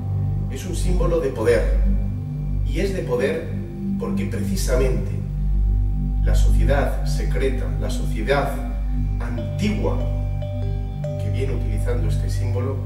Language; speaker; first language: Spanish; native; Spanish